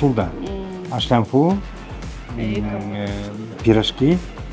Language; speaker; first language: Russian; non-native, local second language; Kyrgyz